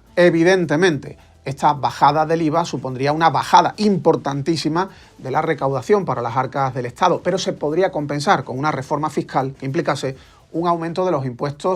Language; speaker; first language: Spanish; native; Spanish